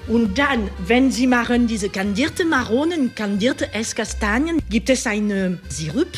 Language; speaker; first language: German; non-native, learner; French